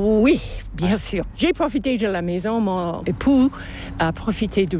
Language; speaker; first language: French; non-native, local second language; English